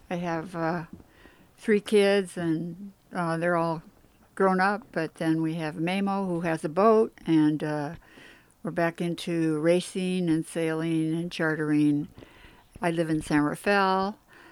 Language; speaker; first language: English; native; English